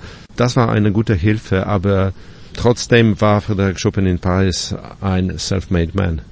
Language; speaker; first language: German; non-native, fluent; Polish